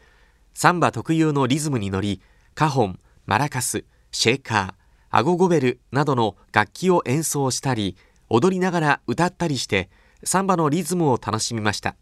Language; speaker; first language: Japanese; native; Japanese